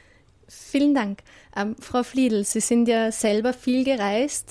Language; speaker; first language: German; native; German